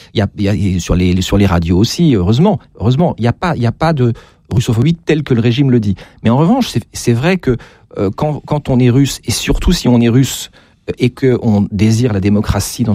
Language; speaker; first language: French; native; French